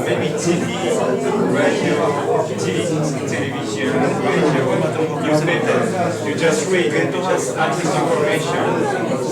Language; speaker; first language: English; non-native, fluent; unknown